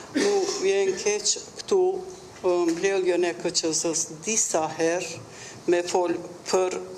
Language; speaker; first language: Albanian; non-native, local second language; Turkish